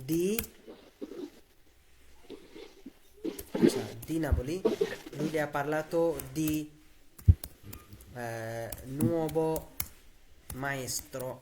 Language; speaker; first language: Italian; non-native, fluent; Bangla